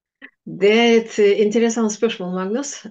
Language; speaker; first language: Norwegian; non-native, fluent; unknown